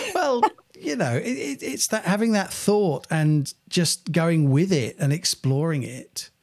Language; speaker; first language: English; native; English